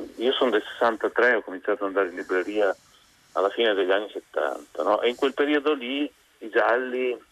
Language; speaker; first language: Italian; native; Italian